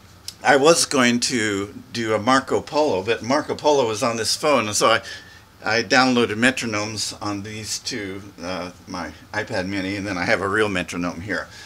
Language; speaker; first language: English; native; English